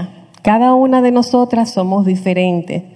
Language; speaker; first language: Spanish; native; Spanish